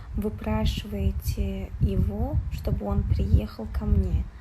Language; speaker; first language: Russian; non-native, local second language; Kazakh